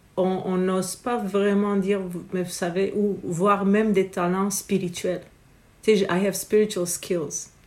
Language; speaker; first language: French; non-native, fluent; Romanian